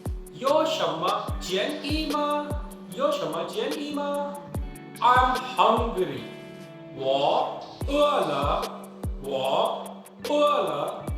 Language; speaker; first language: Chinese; non-native, learner; Urdu